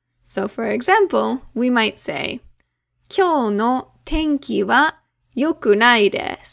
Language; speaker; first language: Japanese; non-native, fluent; English